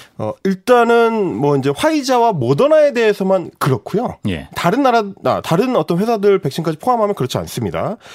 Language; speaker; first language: Korean; native; Korean